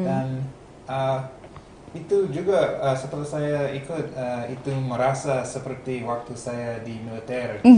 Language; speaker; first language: Indonesian; non-native, fluent; English